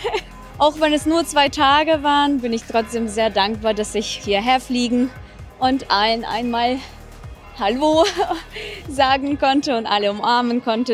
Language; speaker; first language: German; non-native, fluent; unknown